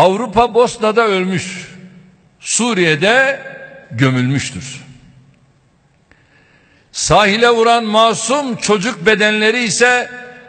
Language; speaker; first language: Turkish; native; Turkish